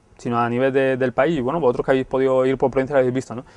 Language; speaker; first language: Spanish; native; Spanish